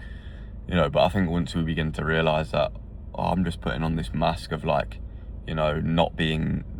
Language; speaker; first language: English; native; English